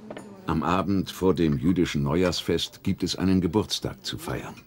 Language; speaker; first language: German; native; German